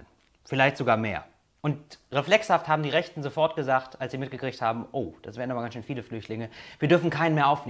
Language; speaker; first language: German; native; German